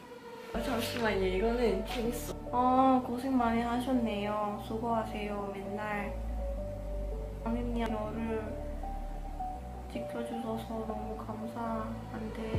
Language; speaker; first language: Korean; non-native, fluent; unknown